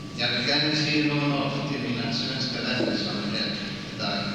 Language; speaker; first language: Swedish; non-native, fluent; Icelandic